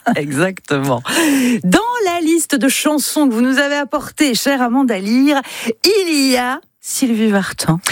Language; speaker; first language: French; native; French